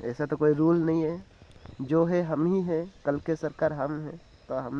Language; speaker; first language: Hindi; non-native, local second language; Odia